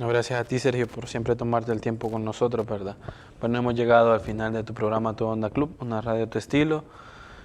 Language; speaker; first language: Spanish; native; Spanish